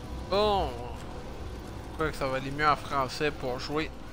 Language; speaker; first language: French; native; French